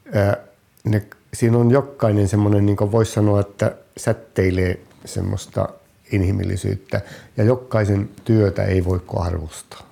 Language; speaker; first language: Finnish; native; Finnish